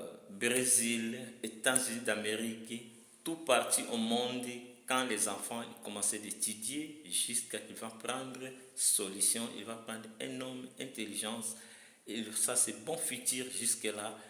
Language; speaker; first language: French; non-native, learner; Lingala